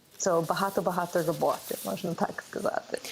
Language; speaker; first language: Ukrainian; early bilingual, heritage; Ukrainian